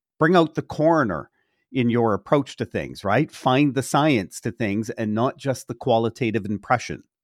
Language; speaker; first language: English; native; English